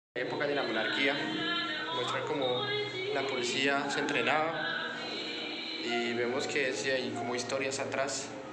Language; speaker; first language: Spanish; non-native, fluent; French